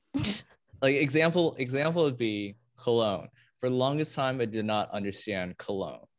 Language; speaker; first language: English; early bilingual, other home language; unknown